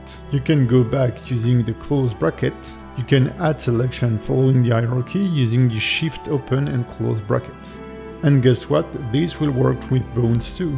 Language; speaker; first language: English; non-native, fluent; French